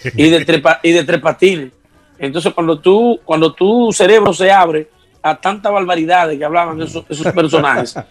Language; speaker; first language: Spanish; native; Spanish